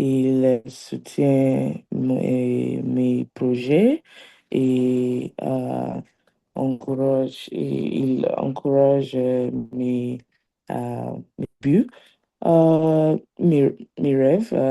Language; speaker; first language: French; non-native, learner; Igbo